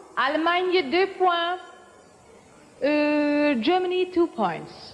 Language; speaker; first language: English; non-native, fluent; Dutch